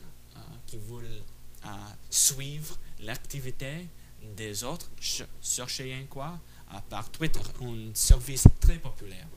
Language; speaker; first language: French; non-native, fluent; English